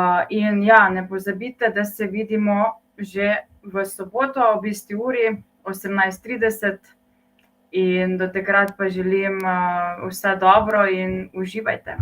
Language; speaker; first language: Slovenian; native; Slovenian